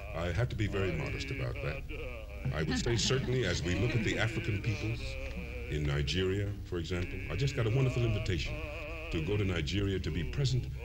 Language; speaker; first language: English; native; English